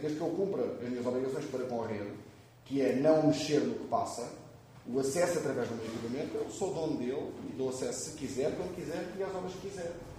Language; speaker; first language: Portuguese; native; Portuguese